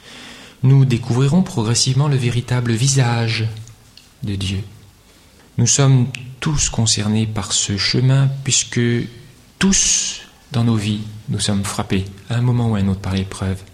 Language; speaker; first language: French; native; French